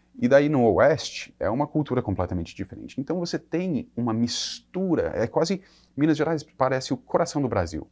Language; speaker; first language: Portuguese; non-native, fluent; English